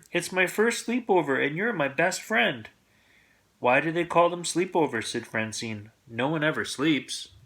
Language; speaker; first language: English; native; English